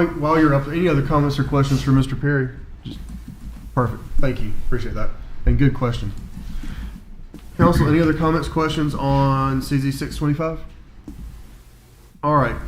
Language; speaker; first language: English; native; English